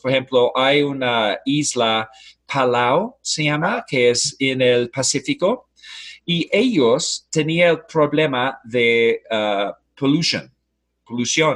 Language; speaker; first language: Spanish; non-native, fluent; English